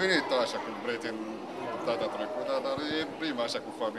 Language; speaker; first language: Romanian; non-native, learner; Arabic